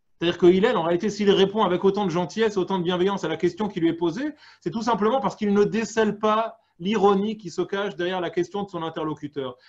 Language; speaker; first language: French; native; French